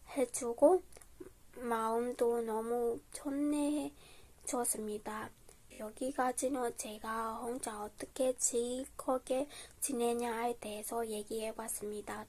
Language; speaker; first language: Korean; non-native, fluent; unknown